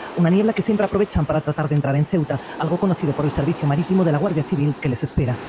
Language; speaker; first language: Spanish; non-native, fluent; Italian